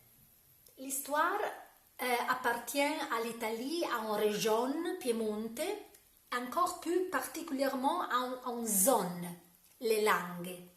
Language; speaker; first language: French; non-native, learner; Italian